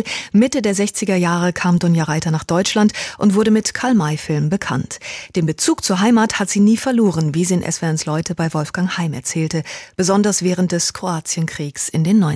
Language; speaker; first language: German; native; German